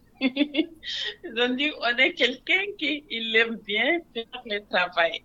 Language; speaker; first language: French; non-native, local second language; Wolof